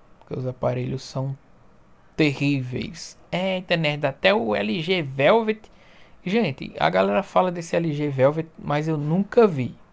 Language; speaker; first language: Portuguese; native; Portuguese